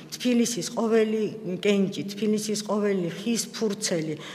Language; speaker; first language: Georgian; early bilingual, other home language; Russian